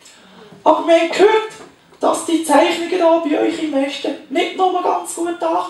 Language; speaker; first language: German; native; German